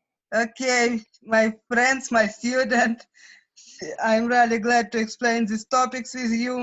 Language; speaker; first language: English; non-native, fluent; Russian